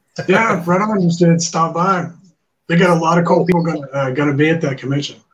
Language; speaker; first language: English; native; English